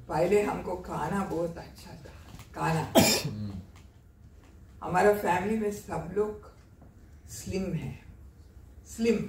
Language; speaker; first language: Hindi; non-native, local second language; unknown